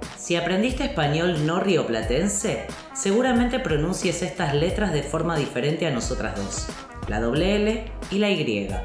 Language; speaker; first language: Spanish; native; Spanish